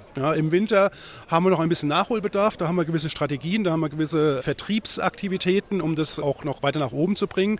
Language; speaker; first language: German; native; German